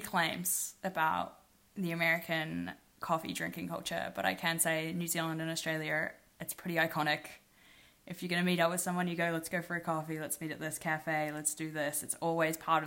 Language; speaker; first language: English; native; English